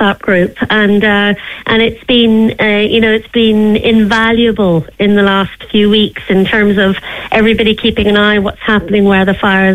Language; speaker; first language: English; native; English